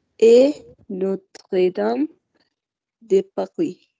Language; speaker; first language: French; non-native, learner; Spanish